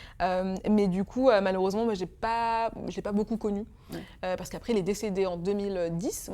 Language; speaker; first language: French; early bilingual, other home language; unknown